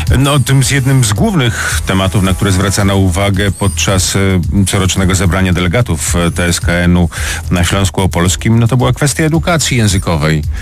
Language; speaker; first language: Polish; native; Polish